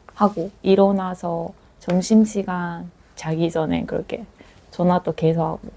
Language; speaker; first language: Korean; non-native, fluent; Japanese